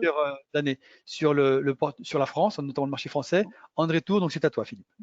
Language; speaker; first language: French; native; French